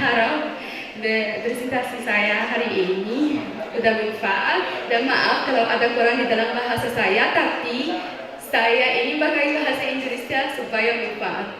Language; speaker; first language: Indonesian; non-native, fluent; Arabic